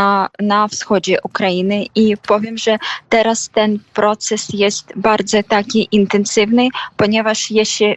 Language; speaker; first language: Polish; non-native, fluent; Ukrainian